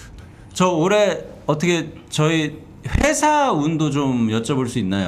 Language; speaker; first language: Korean; native; Korean